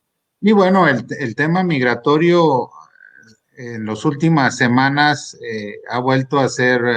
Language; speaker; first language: Spanish; native; Spanish